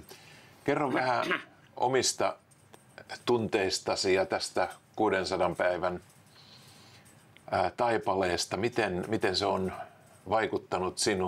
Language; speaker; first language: Finnish; native; Finnish